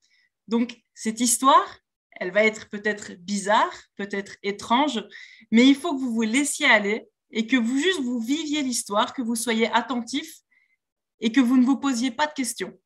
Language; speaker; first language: French; native; French